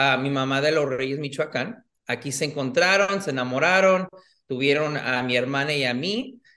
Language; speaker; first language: Spanish; early bilingual, heritage; Spanish